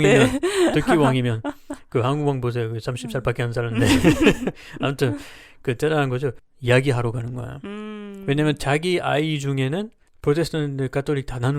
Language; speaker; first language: Korean; non-native, learner; French